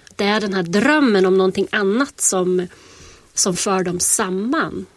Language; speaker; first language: Swedish; native; Swedish